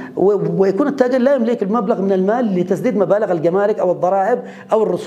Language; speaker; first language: Arabic; native; Arabic